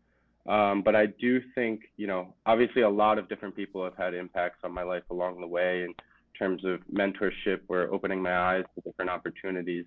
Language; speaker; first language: English; native; English